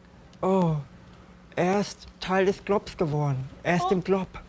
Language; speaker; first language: German; non-native, fluent; English